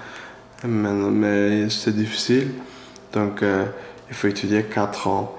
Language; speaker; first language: French; non-native, learner; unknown